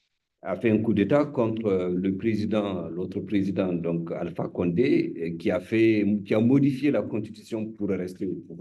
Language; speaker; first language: French; non-native, local second language; Bambara